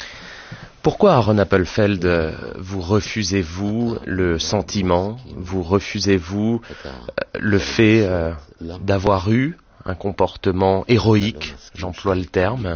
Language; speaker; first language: French; native; French